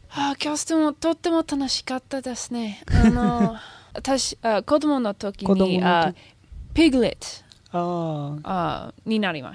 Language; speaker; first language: Japanese; non-native, learner; English